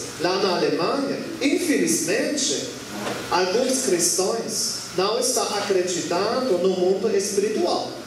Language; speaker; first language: Portuguese; non-native, learner; German